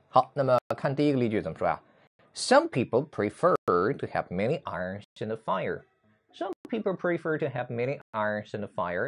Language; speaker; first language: English; non-native, fluent; Chinese